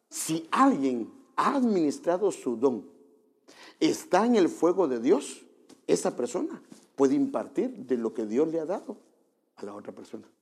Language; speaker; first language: Spanish; native; Spanish